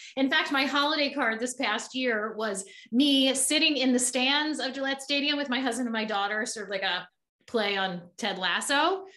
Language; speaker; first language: English; native; English